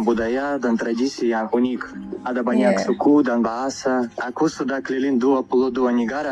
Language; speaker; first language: Indonesian; non-native, learner; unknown